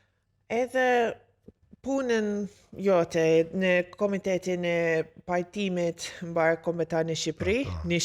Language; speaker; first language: Albanian; non-native, learner; English